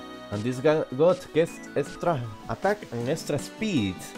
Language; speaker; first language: English; non-native, learner; Spanish